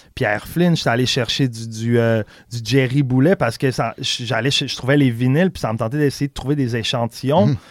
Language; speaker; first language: French; native; French